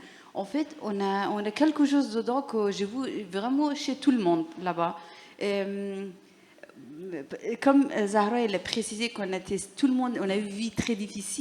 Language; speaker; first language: French; non-native, learner; Persian